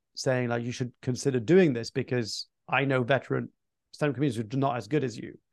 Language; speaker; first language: English; early bilingual, other home language; French